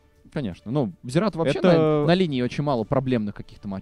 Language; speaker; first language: Russian; native; Russian